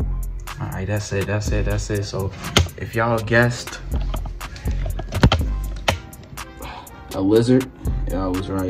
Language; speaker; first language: English; native; English